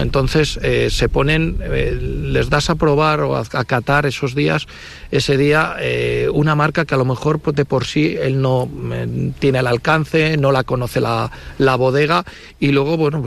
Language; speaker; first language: Spanish; native; Spanish